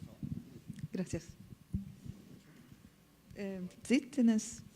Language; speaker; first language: Spanish; non-native, fluent; Norwegian